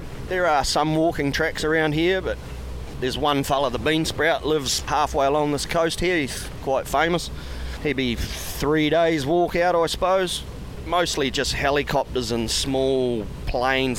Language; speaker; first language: English; native; English